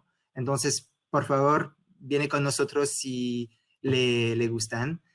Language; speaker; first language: Spanish; non-native, fluent; French